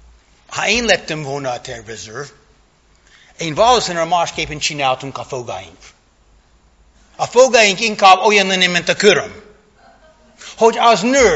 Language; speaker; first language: Hungarian; non-native, fluent; English